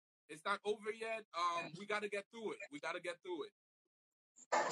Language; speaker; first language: English; non-native, fluent; Haitian Creole